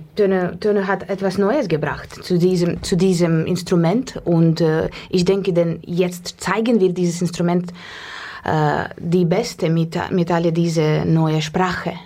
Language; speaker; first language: German; non-native, learner; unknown